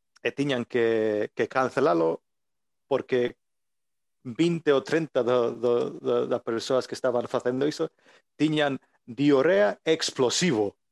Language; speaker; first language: Galician; native; Galician